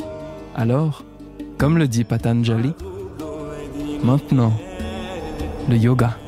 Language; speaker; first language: French; native; French